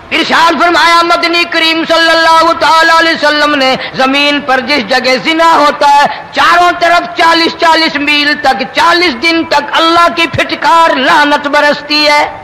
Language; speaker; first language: Urdu; non-native, local second language; Punjabi